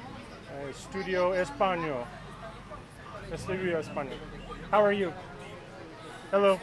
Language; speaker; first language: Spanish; non-native, learner; English